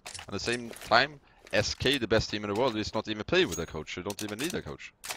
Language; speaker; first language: English; non-native, fluent; Swedish